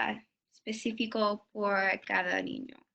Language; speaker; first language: Spanish; non-native, learner; English